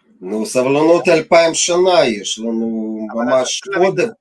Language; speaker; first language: Hebrew; non-native, fluent; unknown